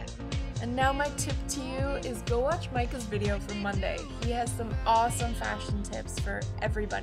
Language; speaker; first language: English; native; English